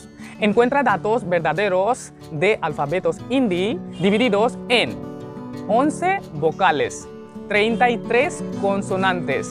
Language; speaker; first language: Spanish; non-native, learner; Hindi